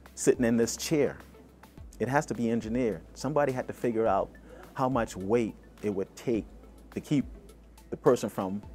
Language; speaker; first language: English; native; English